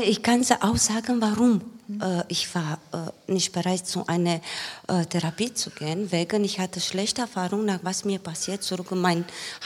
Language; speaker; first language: German; non-native, learner; Romanian